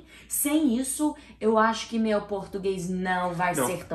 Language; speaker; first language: Portuguese; non-native, learner; English